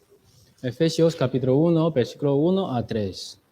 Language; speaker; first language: Spanish; non-native, learner; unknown